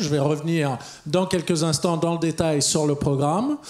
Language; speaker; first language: French; native; French